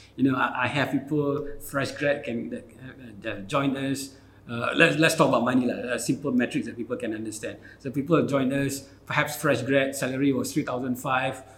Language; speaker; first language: English; non-native, local second language; Malay